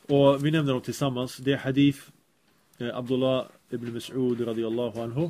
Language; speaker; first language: Swedish; early bilingual, other home language; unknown